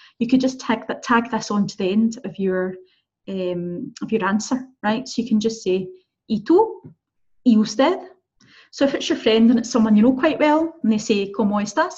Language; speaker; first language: English; native; English